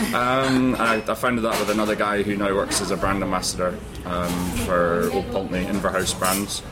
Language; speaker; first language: English; native; English